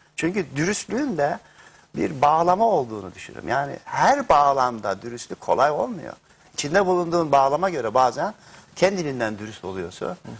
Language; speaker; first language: Turkish; native; Turkish